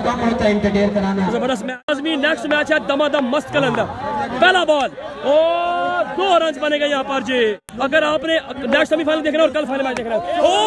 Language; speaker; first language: Urdu; non-native, local second language; Punjabi